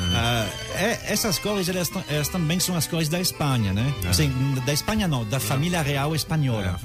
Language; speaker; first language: Portuguese; non-native, fluent; French